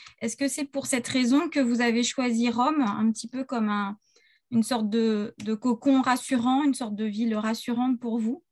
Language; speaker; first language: French; native; French